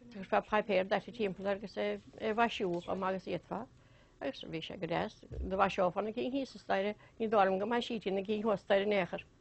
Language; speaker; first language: Irish; native; Irish